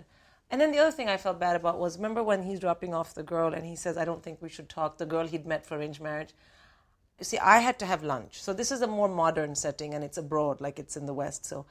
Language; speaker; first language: English; non-native, local second language; Hindi